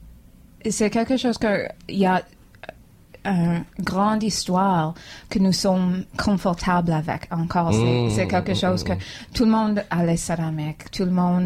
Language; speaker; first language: French; non-native, fluent; English